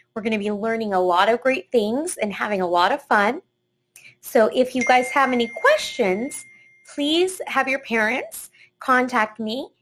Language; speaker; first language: English; native; English